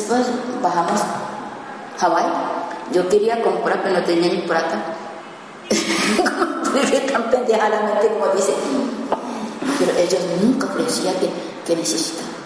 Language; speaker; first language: Spanish; non-native, learner; Japanese